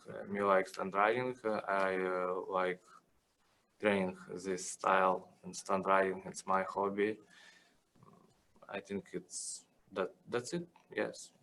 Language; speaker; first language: English; non-native, learner; Russian